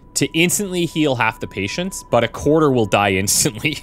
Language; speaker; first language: English; native; English